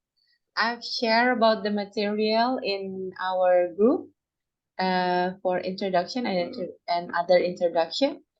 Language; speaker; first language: English; non-native, fluent; Indonesian